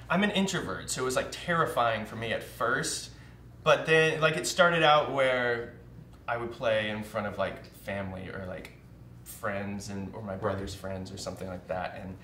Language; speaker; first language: English; native; English